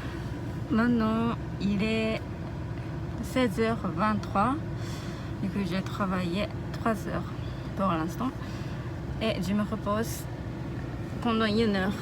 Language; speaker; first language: French; non-native, learner; Japanese